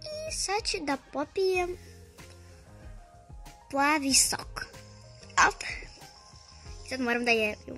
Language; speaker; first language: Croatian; early bilingual, other home language; Russian